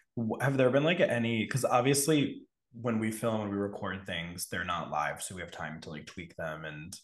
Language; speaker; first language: English; native; English